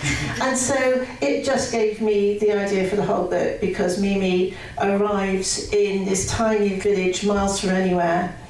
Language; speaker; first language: English; native; English